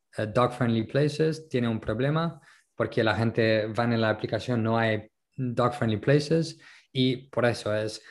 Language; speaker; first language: Spanish; non-native, local second language; French